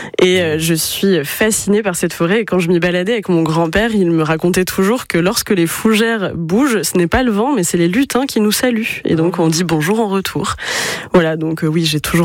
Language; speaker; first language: French; native; French